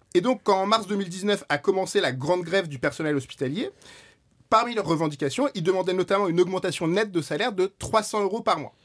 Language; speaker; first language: French; native; French